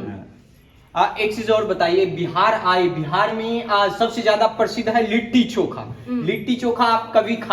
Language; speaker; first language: Hindi; native; Hindi